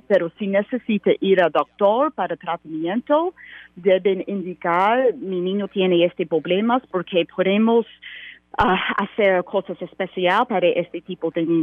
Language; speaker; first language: Spanish; non-native, learner; English